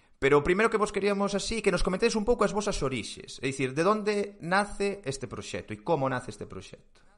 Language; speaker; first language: Galician; non-native, local second language; Spanish